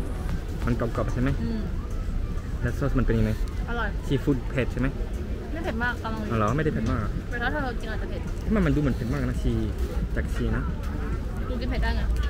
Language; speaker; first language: Thai; non-native, fluent; French